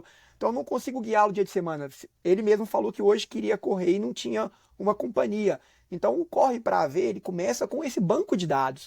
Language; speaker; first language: Portuguese; native; Portuguese